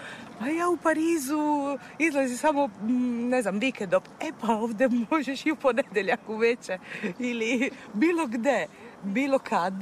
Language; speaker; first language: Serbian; non-native, fluent; Italian